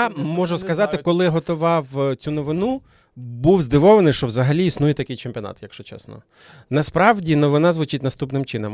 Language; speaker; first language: Ukrainian; native; Ukrainian